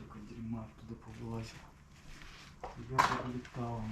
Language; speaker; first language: Russian; native; Russian